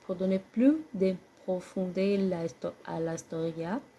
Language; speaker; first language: French; non-native, learner; Portuguese